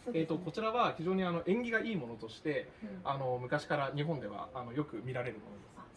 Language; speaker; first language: Japanese; native; Japanese